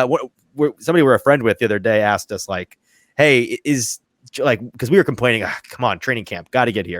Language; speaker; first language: English; native; English